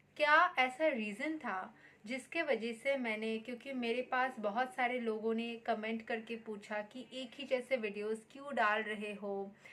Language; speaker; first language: Hindi; non-native, local second language; Bangla